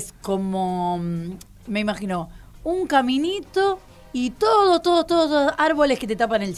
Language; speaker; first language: Spanish; native; Spanish